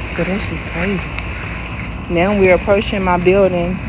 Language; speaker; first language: English; native; English